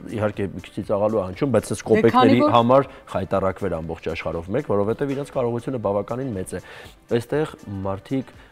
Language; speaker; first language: Armenian; native; Armenian